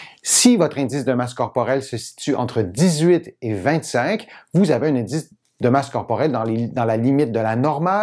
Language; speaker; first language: French; native; French